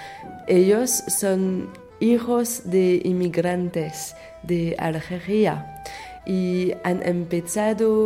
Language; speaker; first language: Spanish; non-native, learner; French